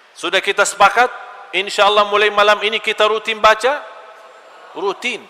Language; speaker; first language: Malay; non-native, fluent; Arabic